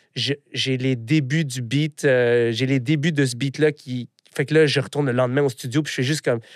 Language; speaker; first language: French; early bilingual, other home language; Arabic